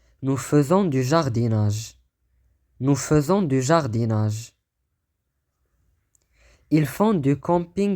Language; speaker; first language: French; non-native, fluent; Arabic